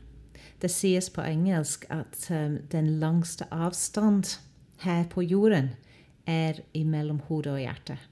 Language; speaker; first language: Norwegian; non-native, fluent; English